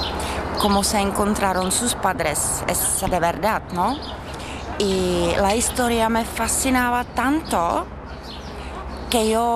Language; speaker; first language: Spanish; non-native, learner; Czech